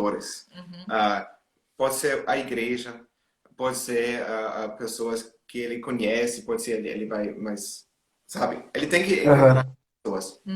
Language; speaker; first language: Portuguese; non-native, learner; German